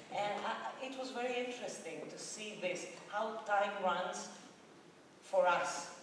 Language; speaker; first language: English; non-native, fluent; Greek